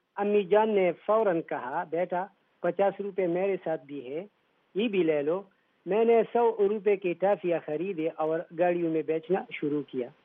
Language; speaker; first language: Urdu; non-native, local second language; Pashto